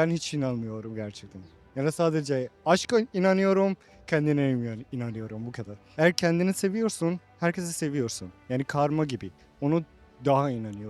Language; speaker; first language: Turkish; non-native, learner; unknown